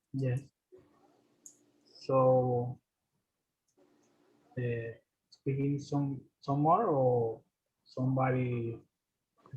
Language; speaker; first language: English; non-native, learner; Spanish